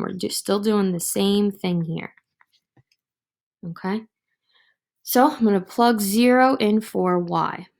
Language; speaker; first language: English; native; English